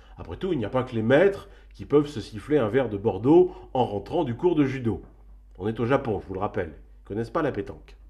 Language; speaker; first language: French; native; French